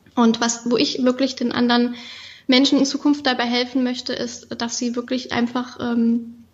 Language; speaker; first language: German; native; German